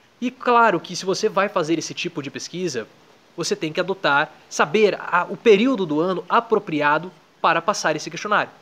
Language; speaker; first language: Portuguese; native; Portuguese